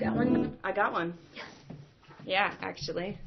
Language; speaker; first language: English; native; English